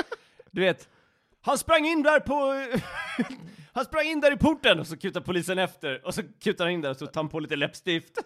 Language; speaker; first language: Swedish; native; Swedish